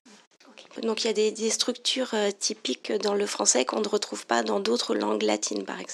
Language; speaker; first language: French; native; French